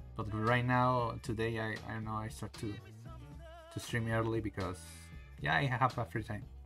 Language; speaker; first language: English; non-native, learner; Spanish